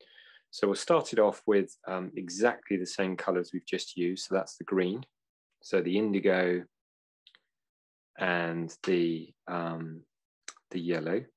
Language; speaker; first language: English; native; English